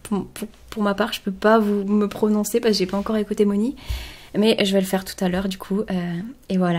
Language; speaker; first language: French; native; French